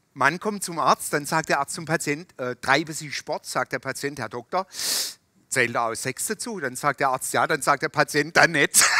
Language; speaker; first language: German; native; German